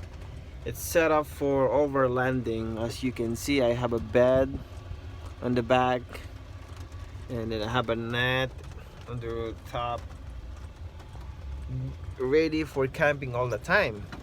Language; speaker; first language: English; non-native, local second language; Filipino